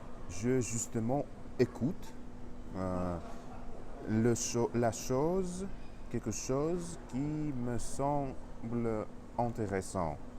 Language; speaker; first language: French; non-native, learner; Russian